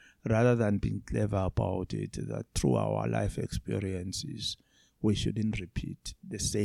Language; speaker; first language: English; non-native, local second language; Zulu